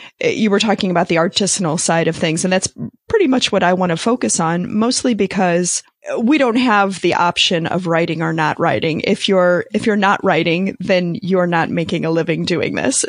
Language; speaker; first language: English; native; English